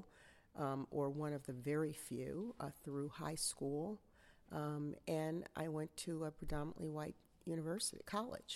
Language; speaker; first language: English; native; English